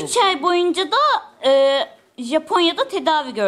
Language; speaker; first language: Turkish; native; Turkish